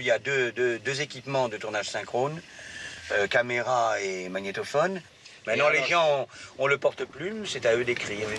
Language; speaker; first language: French; native; French